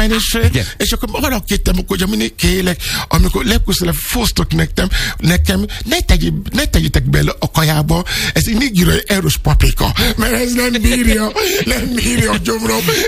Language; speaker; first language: Hungarian; non-native, fluent; Yoruba